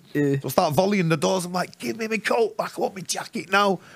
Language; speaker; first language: English; native; English